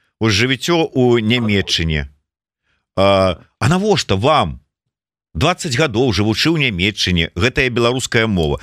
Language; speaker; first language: Belarusian; native; Belarusian